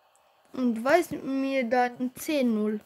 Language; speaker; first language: German; non-native, learner; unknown